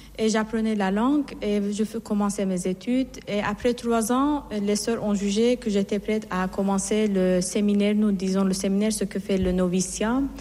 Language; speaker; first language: French; non-native, fluent; Persian